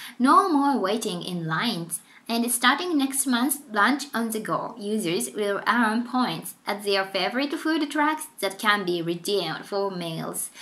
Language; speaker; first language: English; non-native, fluent; Japanese